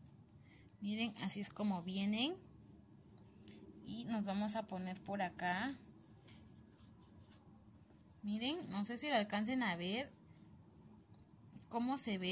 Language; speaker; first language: Spanish; native; Spanish